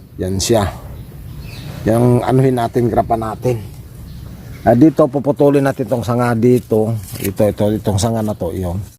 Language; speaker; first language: Filipino; non-native, local second language; Cebuano